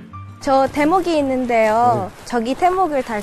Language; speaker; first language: Korean; non-native, fluent; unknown